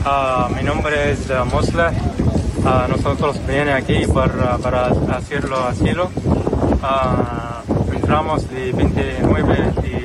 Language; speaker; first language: Spanish; non-native, learner; Arabic